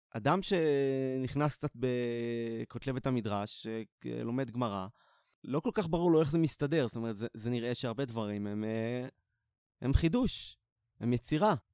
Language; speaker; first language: Hebrew; native; Hebrew